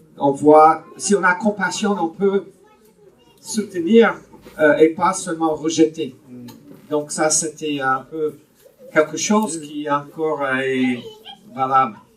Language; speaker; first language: French; non-native, fluent; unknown